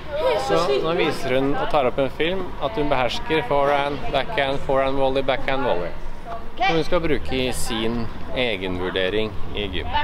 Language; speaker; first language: Norwegian; native; Norwegian